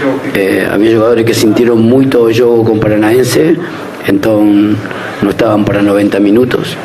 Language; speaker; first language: Portuguese; non-native, learner; Spanish